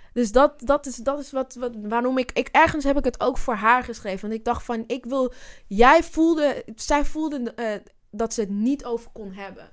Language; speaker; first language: Dutch; native; Dutch